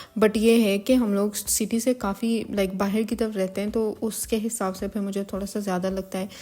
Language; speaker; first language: Urdu; native; Urdu